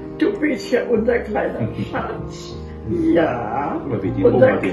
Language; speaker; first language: German; non-native, fluent; Spanish